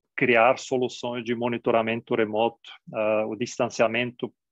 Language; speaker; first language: Portuguese; non-native, fluent; German